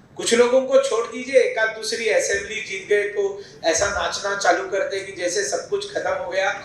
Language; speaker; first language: Hindi; non-native, local second language; Marathi